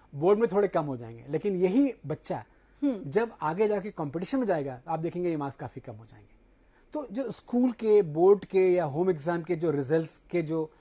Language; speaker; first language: Hindi; native; Hindi